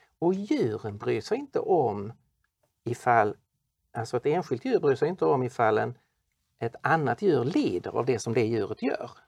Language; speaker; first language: Swedish; native; Swedish